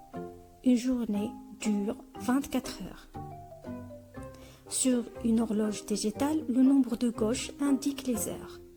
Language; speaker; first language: French; non-native, local second language; Arabic